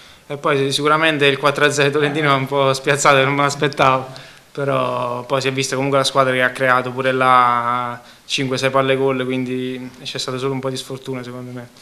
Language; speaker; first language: Italian; native; Italian